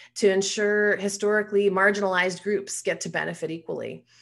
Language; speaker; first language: English; native; English